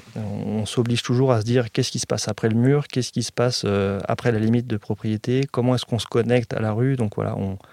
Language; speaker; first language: French; native; French